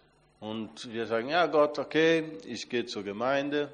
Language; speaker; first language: German; non-native, fluent; Portuguese